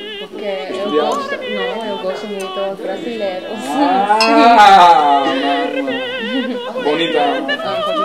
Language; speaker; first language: Portuguese; non-native, learner; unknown